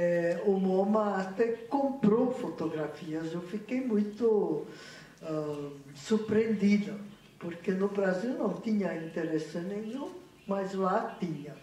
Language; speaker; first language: Portuguese; non-native, fluent; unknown